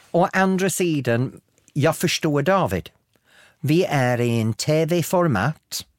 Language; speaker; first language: Swedish; non-native, fluent; English